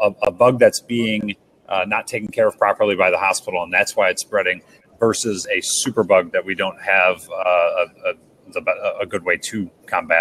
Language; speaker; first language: English; native; English